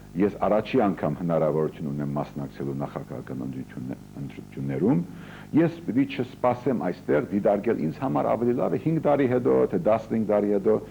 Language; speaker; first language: Armenian; early bilingual, heritage; Armenian